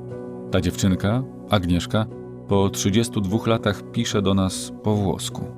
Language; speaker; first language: Polish; native; Polish